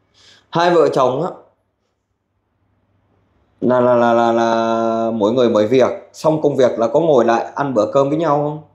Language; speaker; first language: Vietnamese; native; Vietnamese